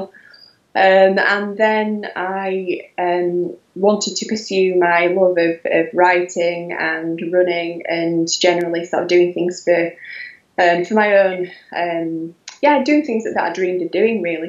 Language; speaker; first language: English; native; English